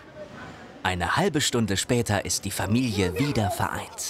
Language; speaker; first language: German; native; German